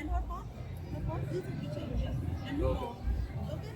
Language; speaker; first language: English; non-native, learner; Vietnamese